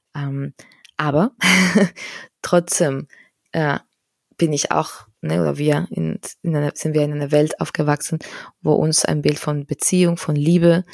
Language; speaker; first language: German; non-native, fluent; Spanish